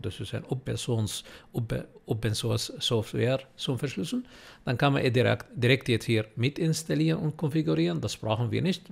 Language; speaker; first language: German; non-native, fluent; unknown